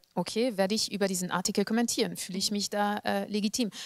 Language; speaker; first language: German; non-native, fluent; French